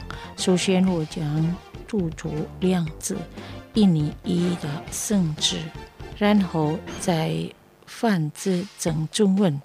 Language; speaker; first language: Chinese; early bilingual, heritage; Chinese